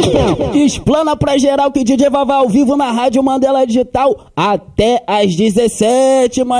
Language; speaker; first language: Portuguese; native; Portuguese